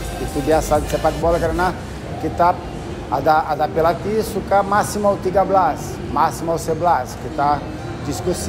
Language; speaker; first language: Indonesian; non-native, learner; Portuguese